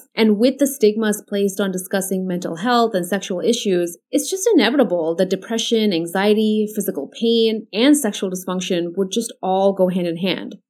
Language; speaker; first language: English; early bilingual, other home language; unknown